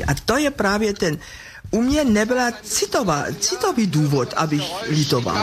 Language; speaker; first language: Czech; non-native, fluent; German